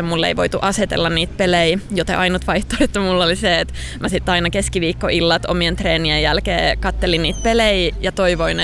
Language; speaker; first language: Finnish; native; Finnish